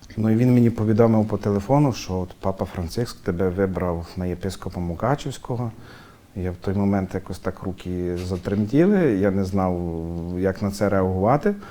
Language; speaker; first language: Ukrainian; native; Ukrainian